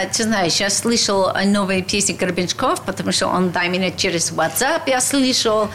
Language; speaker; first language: Russian; non-native, learner; English